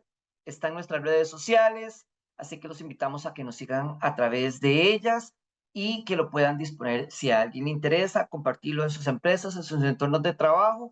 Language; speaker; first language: Spanish; native; Spanish